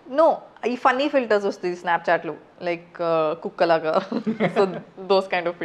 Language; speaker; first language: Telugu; non-native, fluent; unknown